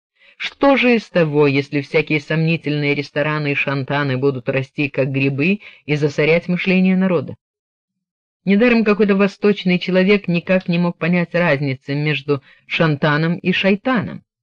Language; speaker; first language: Russian; native; Russian